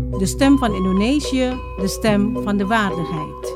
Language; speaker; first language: Dutch; non-native, fluent; Indonesian